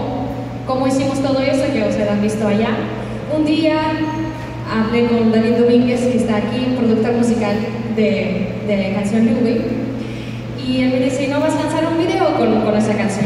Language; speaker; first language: Spanish; non-native, fluent; Russian